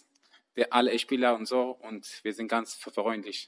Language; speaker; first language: German; non-native, learner; Persian